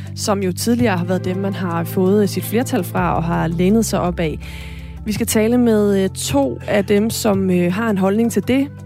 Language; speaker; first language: Danish; native; Danish